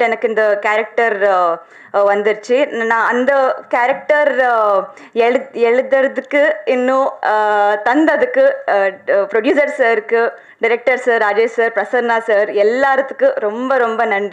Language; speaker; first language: Tamil; non-native, learner; Telugu